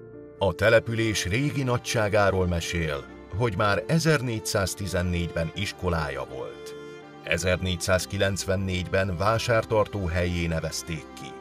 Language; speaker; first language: Hungarian; native; Hungarian